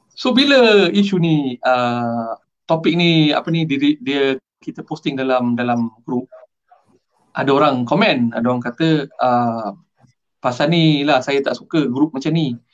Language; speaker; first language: Malay; non-native, local second language; Tamil